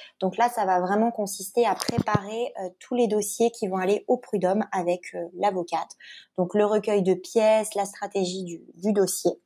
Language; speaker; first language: French; native; French